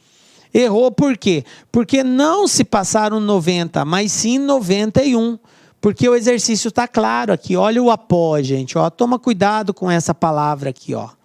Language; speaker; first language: Portuguese; native; Portuguese